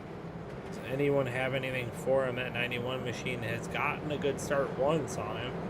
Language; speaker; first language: English; native; English